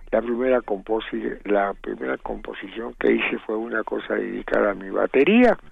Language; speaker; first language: Spanish; native; Spanish